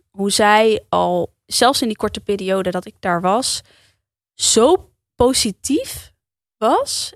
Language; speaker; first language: Dutch; early bilingual, heritage; Dutch